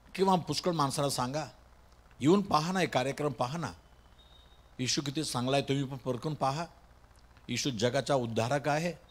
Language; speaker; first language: Marathi; non-native, local second language; Tamil